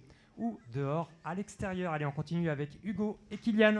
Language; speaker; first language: French; native; French